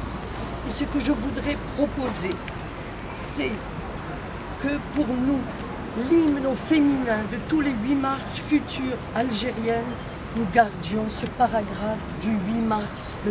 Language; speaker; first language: French; non-native, local second language; Arabic